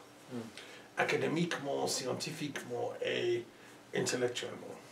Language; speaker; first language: French; non-native, learner; English